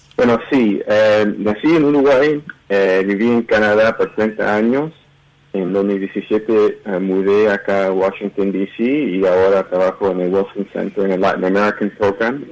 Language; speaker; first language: Spanish; early bilingual, heritage; Spanish